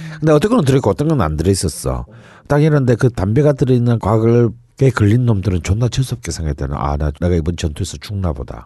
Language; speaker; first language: Korean; native; Korean